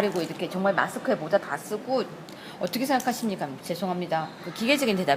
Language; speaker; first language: Korean; native; Korean